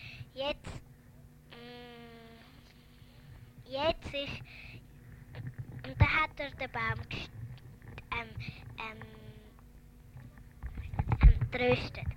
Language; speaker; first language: German; early bilingual, other home language; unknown